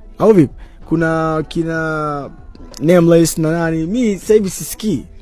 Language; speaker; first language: Swahili; native; Swahili